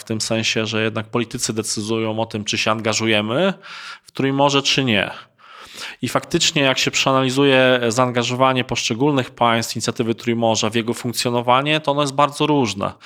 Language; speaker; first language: Polish; native; Polish